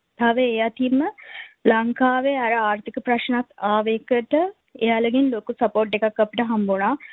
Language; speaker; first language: Sinhala; native; Sinhala